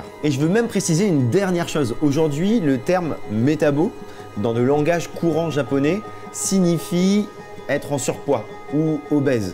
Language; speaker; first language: French; native; French